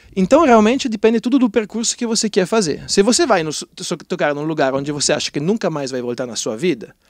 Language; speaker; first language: Portuguese; non-native, fluent; Italian